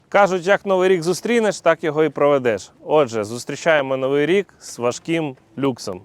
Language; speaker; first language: Ukrainian; non-native, local second language; Russian